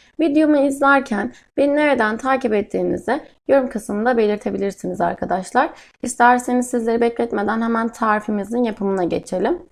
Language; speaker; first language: Turkish; native; Turkish